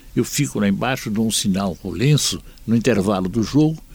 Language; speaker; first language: Portuguese; native; Portuguese